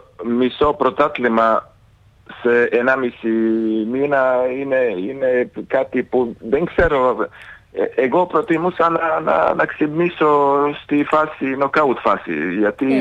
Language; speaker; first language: Greek; non-native, fluent; Serbian